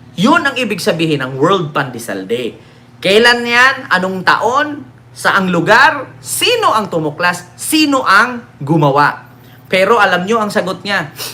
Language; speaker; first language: Filipino; non-native, local second language; Cebuano